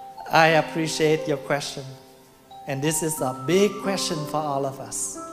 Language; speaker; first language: English; early bilingual, other home language; Vietnamese